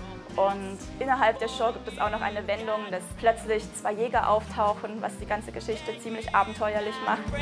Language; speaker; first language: German; native; German